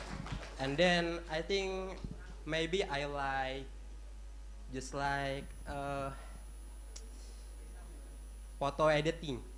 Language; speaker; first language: English; non-native, learner; Indonesian